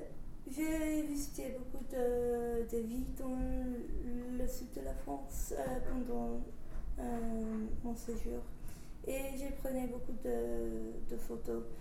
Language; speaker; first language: French; non-native, learner; English